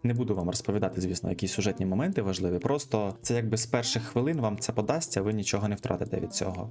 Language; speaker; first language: Ukrainian; native; Ukrainian